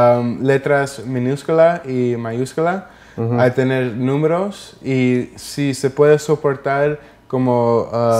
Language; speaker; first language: Spanish; early bilingual, heritage; English